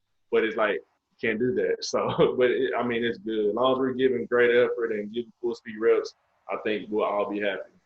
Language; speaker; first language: English; native; English